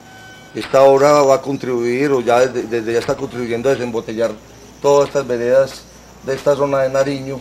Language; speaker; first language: Spanish; native; Spanish